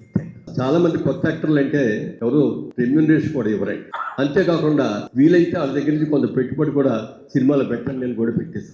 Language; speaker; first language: Telugu; native; Telugu